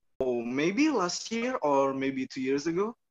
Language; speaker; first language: English; non-native, learner; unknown